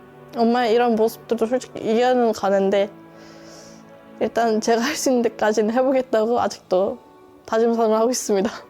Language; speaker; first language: Korean; early bilingual, other home language; Uzbek